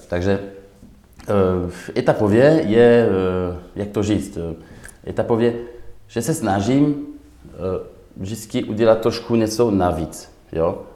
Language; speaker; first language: Czech; non-native, learner; French